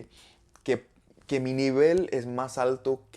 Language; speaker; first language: Spanish; non-native, learner; English